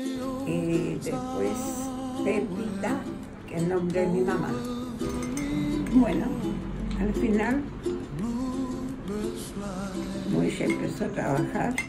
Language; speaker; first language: Spanish; early bilingual, other home language; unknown